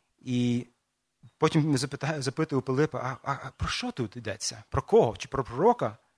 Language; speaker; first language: Ukrainian; non-native, fluent; English